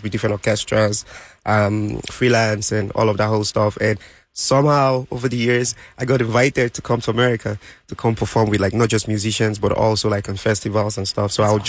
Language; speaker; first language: English; non-native, local second language; Yoruba